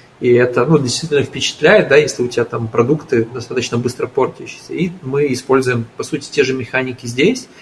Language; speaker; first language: Russian; native; Russian